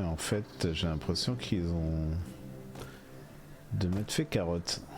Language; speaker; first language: French; native; French